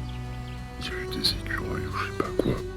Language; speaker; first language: French; native; French